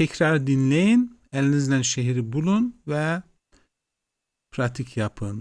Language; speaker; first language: Turkish; non-native, fluent; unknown